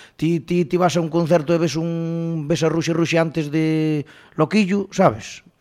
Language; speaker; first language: Galician; native; Galician